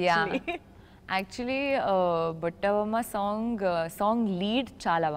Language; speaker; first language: Telugu; non-native, learner; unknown